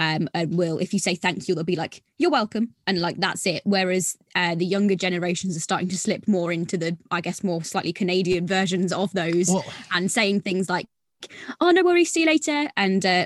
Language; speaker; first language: English; native; English